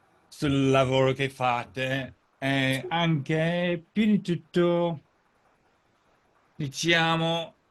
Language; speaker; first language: Italian; non-native, fluent; English